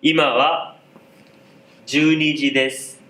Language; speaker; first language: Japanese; non-native, learner; Hindi